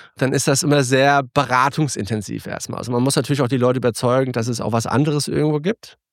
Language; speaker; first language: German; early bilingual, other home language; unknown